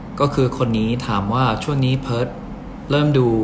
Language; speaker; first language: Thai; early bilingual, other home language; English